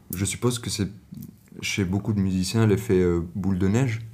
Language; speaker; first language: French; non-native, local second language; Arabic